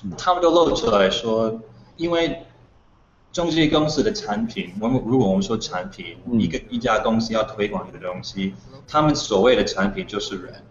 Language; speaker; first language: Chinese; non-native, fluent; English